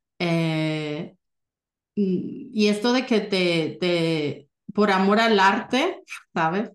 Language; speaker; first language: Spanish; native; Spanish